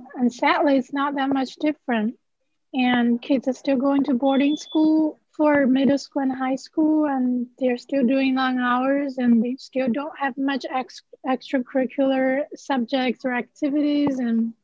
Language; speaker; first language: English; non-native, fluent; Chinese